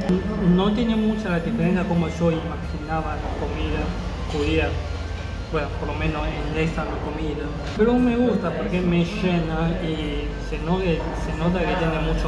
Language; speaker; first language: Spanish; non-native, learner; Chinese